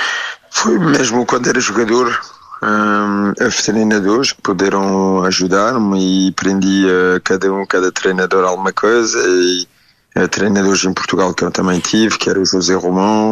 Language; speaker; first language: Portuguese; early bilingual, heritage; French